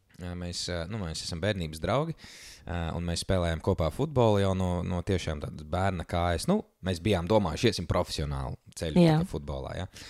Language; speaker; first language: Latvian; native; Latvian